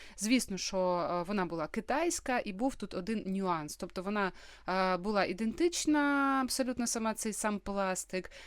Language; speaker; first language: Ukrainian; native; Ukrainian